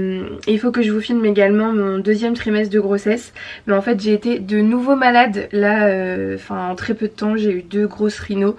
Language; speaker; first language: French; native; French